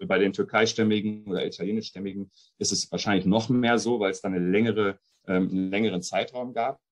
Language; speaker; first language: German; early bilingual, other home language; Arabic